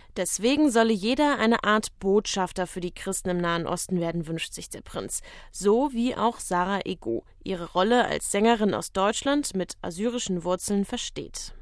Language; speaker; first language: German; native; German